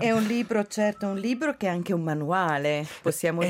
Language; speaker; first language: Italian; native; Italian